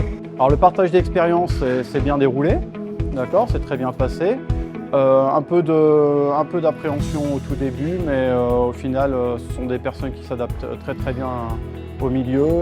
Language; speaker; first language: French; native; French